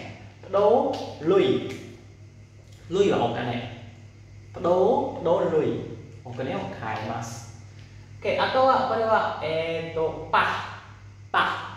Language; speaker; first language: Japanese; non-native, fluent; Lao